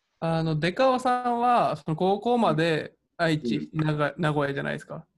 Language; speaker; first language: Japanese; native; Japanese